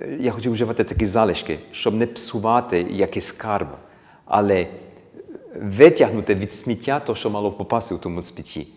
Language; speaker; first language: Ukrainian; early bilingual, heritage; Ukrainian